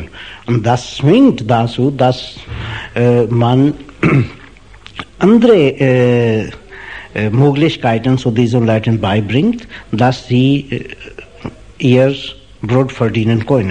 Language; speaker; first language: German; non-native, fluent; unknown